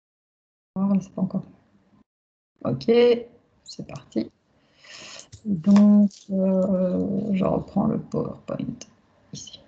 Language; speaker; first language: French; native; French